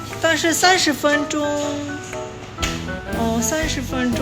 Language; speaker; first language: Chinese; non-native, learner; Korean